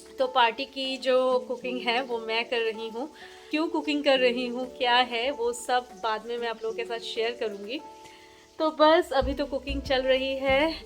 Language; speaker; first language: Hindi; non-native, local second language; Bangla